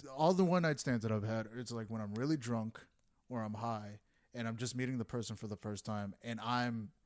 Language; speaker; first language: English; early bilingual, other home language; Spanish